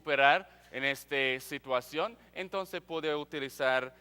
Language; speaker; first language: Spanish; non-native, fluent; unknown